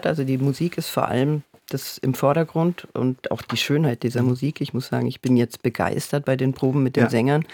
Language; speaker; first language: German; native; German